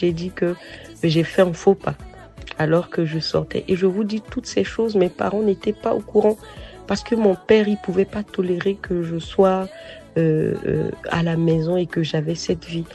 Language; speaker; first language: French; non-native, local second language; Sango